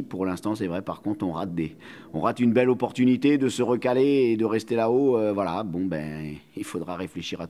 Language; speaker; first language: French; native; French